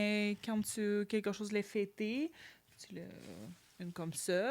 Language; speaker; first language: French; non-native, learner; Ukrainian